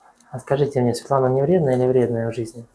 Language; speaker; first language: Russian; native; Russian